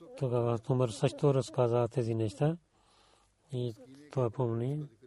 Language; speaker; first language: Bulgarian; non-native, learner; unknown